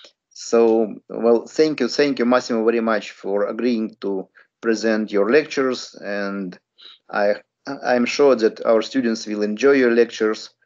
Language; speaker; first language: English; non-native, fluent; Russian